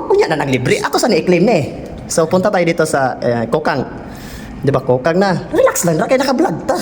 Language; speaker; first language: Filipino; non-native, local second language; Cebuano